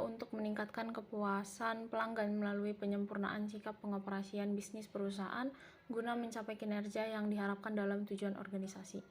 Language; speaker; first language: Indonesian; native; Indonesian